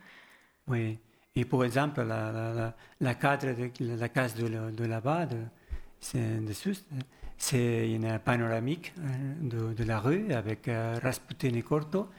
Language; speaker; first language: French; non-native, learner; Spanish